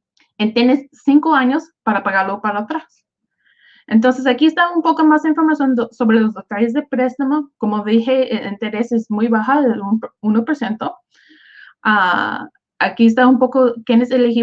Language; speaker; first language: Spanish; early bilingual, other home language; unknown